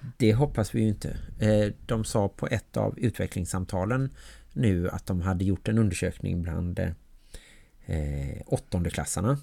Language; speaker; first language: Swedish; native; Swedish